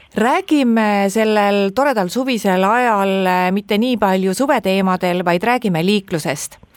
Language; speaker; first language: Estonian; native; Estonian